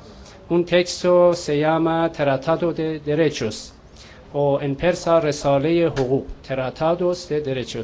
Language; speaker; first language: Spanish; non-native, learner; Persian